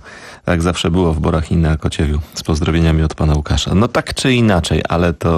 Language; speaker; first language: Polish; native; Polish